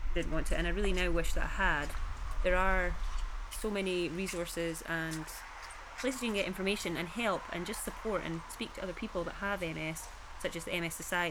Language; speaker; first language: English; native; English